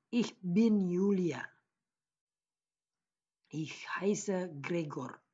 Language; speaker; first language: German; non-native, learner; Indonesian